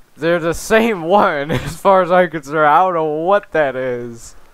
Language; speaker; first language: English; native; English